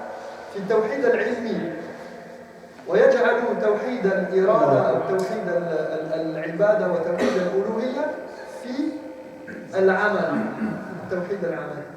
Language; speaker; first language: Arabic; non-native, fluent; French